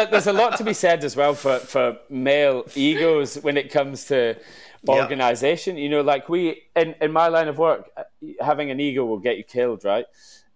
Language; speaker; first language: English; native; English